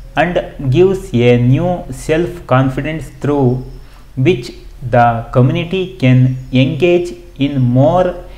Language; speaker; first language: English; non-native, local second language; Kannada